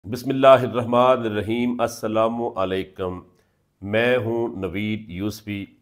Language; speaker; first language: Urdu; non-native, local second language; Punjabi